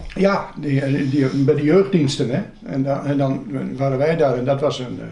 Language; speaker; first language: Dutch; native; Dutch